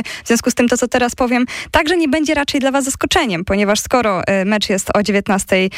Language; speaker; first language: Polish; native; Polish